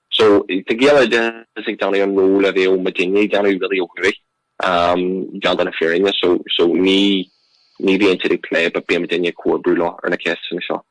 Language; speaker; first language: Irish; non-native, local second language; English